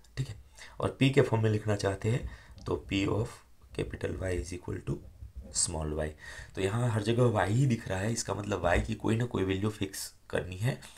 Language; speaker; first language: Hindi; non-native, local second language; Gujarati